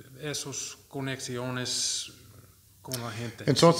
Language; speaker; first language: Spanish; non-native, learner; English